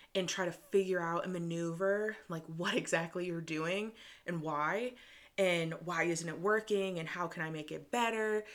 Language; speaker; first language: English; native; English